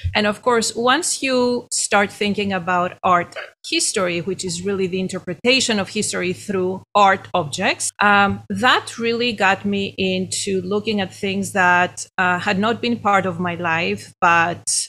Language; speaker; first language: English; non-native, fluent; Greek